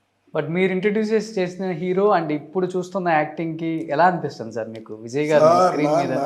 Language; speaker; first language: Telugu; native; Telugu